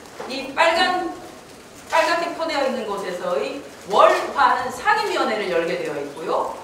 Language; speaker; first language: Korean; native; Korean